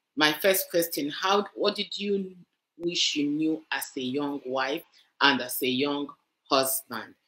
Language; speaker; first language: English; non-native, local second language; Igbo